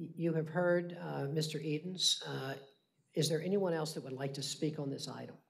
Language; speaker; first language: English; native; English